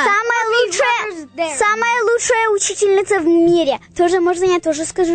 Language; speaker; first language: Russian; early bilingual, heritage; English